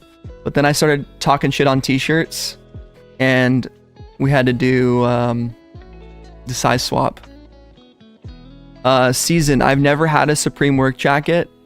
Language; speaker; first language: English; native; English